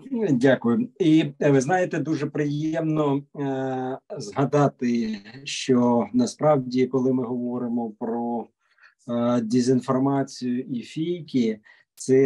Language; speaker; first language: Ukrainian; native; Ukrainian